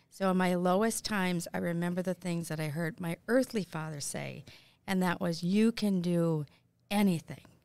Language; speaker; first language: English; native; English